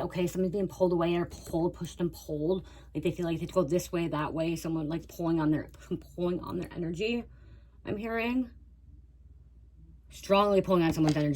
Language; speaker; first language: English; native; English